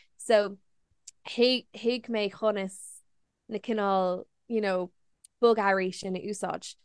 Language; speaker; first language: Irish; non-native, local second language; English